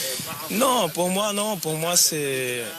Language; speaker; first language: French; non-native, fluent; Portuguese